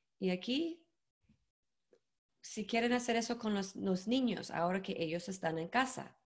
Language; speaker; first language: Spanish; non-native, learner; English